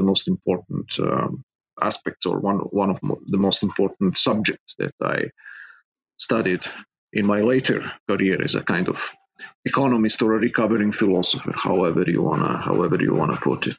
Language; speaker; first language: English; non-native, fluent; Serbian